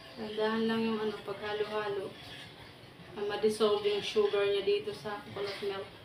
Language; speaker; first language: Filipino; non-native, local second language; Waray